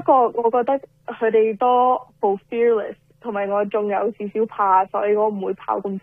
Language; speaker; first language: Cantonese; early bilingual, heritage; Cantonese